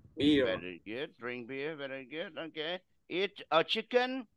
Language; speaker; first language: English; non-native, fluent; Vietnamese